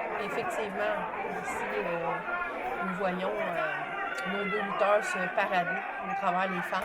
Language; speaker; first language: French; native; French